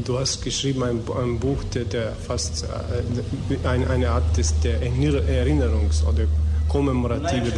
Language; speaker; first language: German; non-native, learner; Serbian